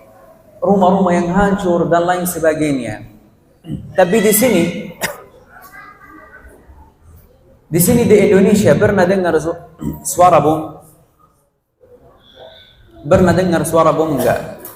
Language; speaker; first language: Indonesian; non-native, fluent; Arabic